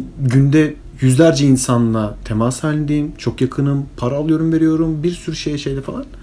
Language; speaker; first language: Turkish; early bilingual, heritage; Turkish